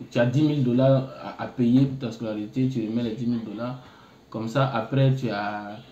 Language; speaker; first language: French; non-native, local second language; Baoulé